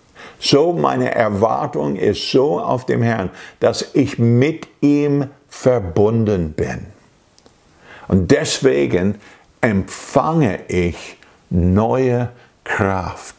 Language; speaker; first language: German; non-native, fluent; English